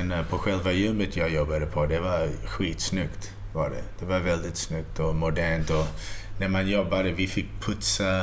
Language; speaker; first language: Swedish; early bilingual, heritage; Swedish